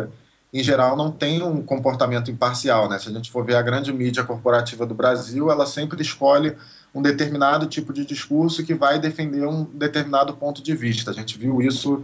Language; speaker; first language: Portuguese; native; Portuguese